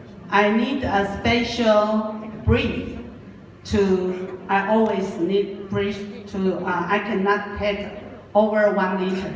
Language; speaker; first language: English; non-native, learner; Japanese